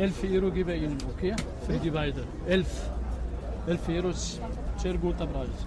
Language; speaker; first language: German; non-native, learner; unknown